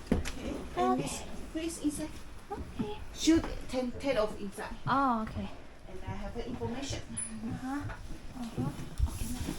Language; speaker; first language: English; non-native, learner; Chinese